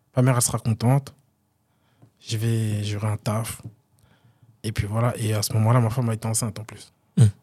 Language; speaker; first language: French; native; French